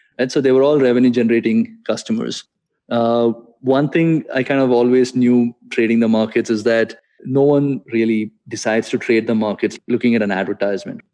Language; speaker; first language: English; non-native, local second language; Hindi